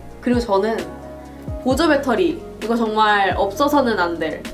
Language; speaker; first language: Korean; native; Korean